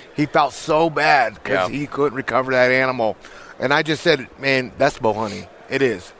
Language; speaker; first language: English; native; English